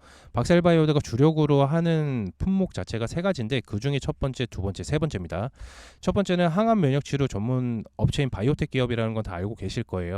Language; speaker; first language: Korean; native; Korean